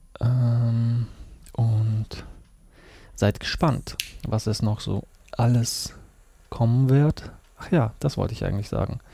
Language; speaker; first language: German; early bilingual, other home language; Russian